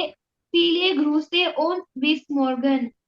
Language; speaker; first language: German; non-native, learner; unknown